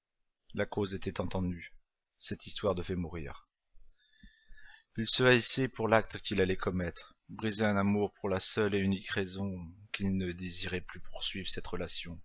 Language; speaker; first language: French; native; French